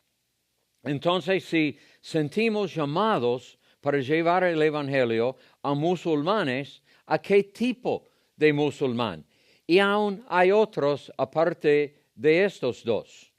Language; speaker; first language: Spanish; non-native, fluent; English